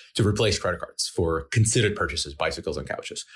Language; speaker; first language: English; early bilingual, other home language; Ukrainian